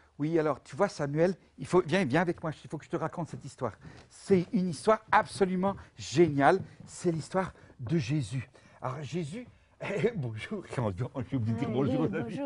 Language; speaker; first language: French; native; French